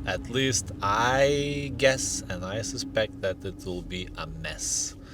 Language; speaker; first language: English; non-native, fluent; Lithuanian